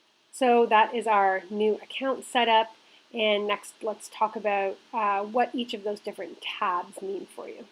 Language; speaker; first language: English; native; English